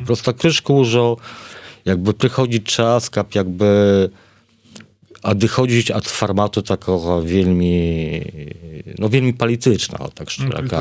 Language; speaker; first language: Polish; non-native, learner; Belarusian